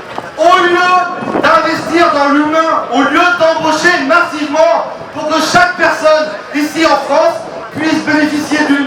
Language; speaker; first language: French; native; French